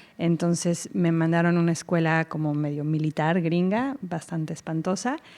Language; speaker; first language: Spanish; native; Spanish